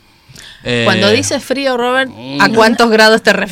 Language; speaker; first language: Spanish; native; Spanish